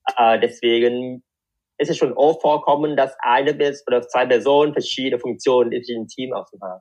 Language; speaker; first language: German; non-native, fluent; Vietnamese